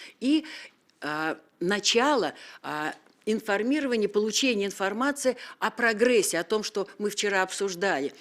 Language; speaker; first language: Russian; native; Russian